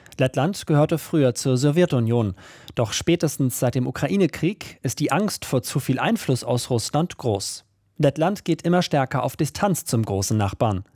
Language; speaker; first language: German; native; German